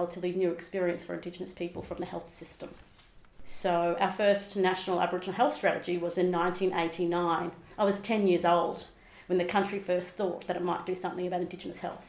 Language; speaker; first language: English; native; English